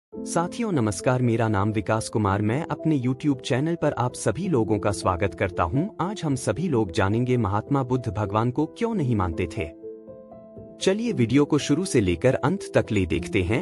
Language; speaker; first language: Hindi; native; Hindi